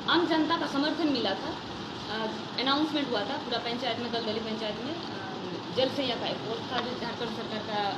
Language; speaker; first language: Hindi; non-native, local second language; Santali